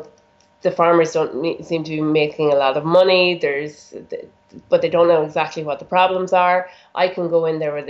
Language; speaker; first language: English; native; English